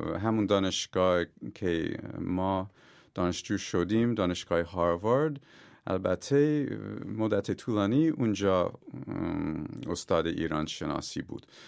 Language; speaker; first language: Persian; non-native, fluent; English